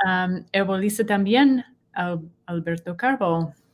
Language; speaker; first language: Spanish; non-native, learner; English